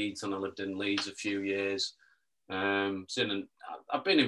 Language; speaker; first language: English; native; English